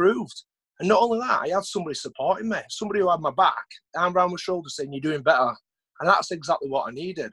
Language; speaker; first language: English; native; English